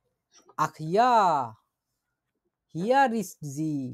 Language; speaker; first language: German; non-native, learner; Bangla